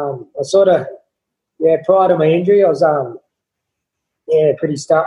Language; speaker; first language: English; native; English